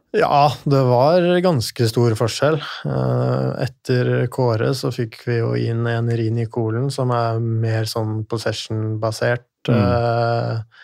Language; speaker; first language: Norwegian; native; Norwegian